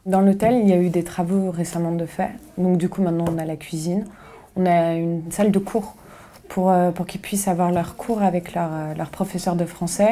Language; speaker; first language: French; native; French